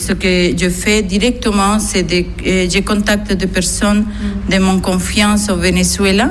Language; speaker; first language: French; non-native, fluent; Spanish